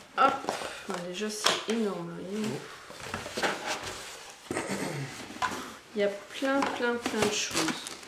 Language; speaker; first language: French; native; French